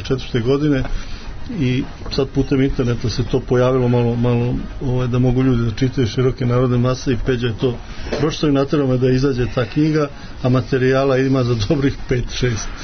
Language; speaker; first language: Serbian; native; Serbian